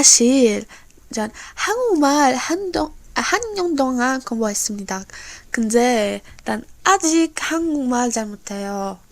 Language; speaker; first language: Korean; non-native, learner; Arabic